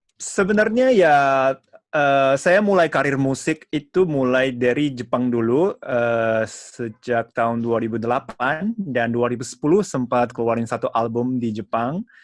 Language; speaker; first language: Indonesian; non-native, fluent; Japanese